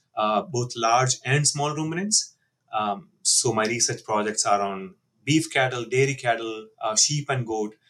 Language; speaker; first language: English; non-native, local second language; Hindi